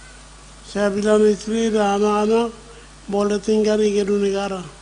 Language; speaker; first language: Indonesian; non-native, local second language; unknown